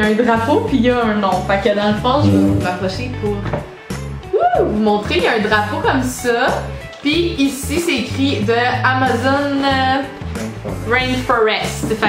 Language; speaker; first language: French; native; French